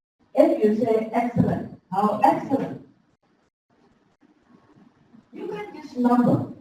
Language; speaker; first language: English; non-native, fluent; Indonesian